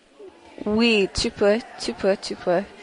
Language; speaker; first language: French; non-native, learner; English